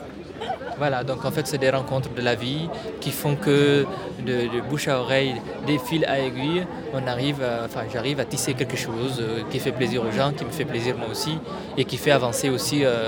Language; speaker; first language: French; non-native, local second language; Tamasheq